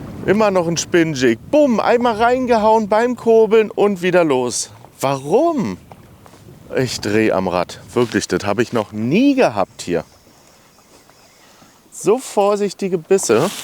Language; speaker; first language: German; native; German